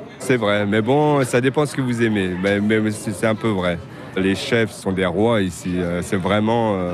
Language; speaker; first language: French; native; French